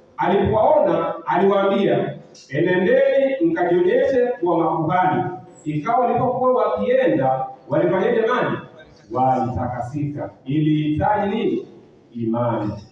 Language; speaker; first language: Swahili; non-native, local second language; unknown